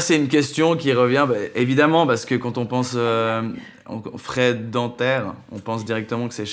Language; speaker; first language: French; native; French